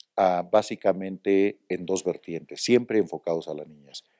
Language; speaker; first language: Spanish; native; Spanish